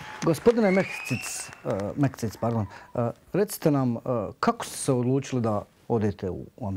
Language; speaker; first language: Croatian; native; Croatian